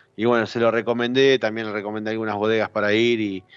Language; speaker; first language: Spanish; native; Spanish